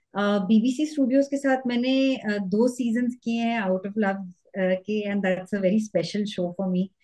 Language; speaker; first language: Hindi; native; Hindi